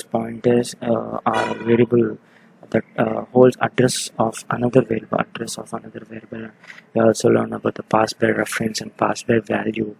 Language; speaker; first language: English; non-native, local second language; Telugu